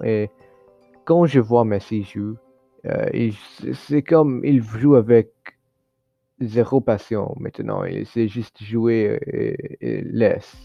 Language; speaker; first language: French; non-native, learner; English